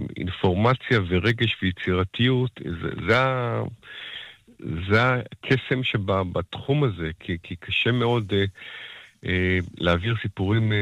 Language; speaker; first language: Hebrew; native; Hebrew